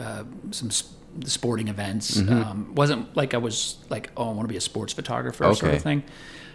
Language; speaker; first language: English; native; English